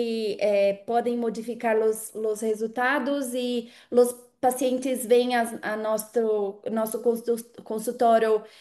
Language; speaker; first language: Portuguese; non-native, fluent; Spanish